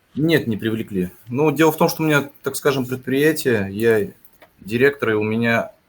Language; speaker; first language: Russian; native; Russian